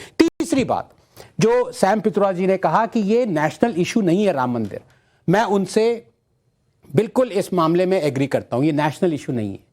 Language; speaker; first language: Hindi; non-native, local second language; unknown